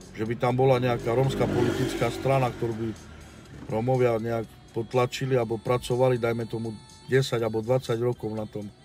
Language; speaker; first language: Slovak; non-native, local second language; Romany